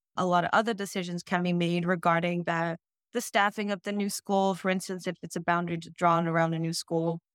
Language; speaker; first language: English; early bilingual, other home language; Dutch